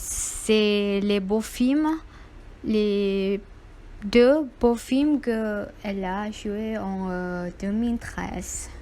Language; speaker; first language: French; non-native, learner; Thai